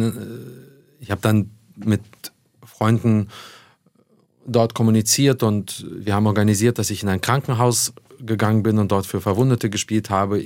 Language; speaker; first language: German; early bilingual, other home language; Russian